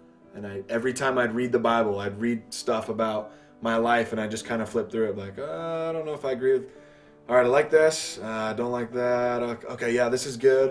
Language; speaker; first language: English; native; English